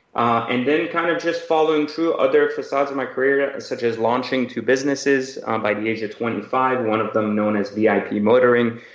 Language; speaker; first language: English; early bilingual, other home language; Persian